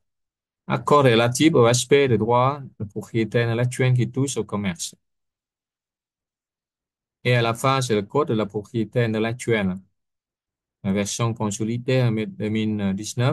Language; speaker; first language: French; non-native, fluent; Vietnamese